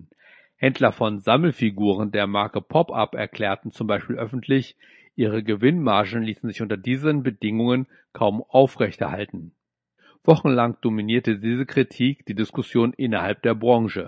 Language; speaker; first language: German; native; German